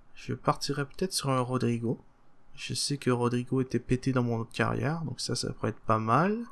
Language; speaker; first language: French; native; French